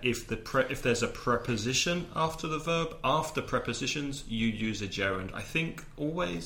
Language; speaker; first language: English; native; English